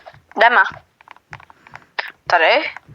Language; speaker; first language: Czech; native; Czech